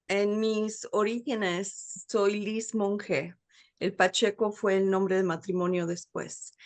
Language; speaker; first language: Spanish; early bilingual, heritage; Spanish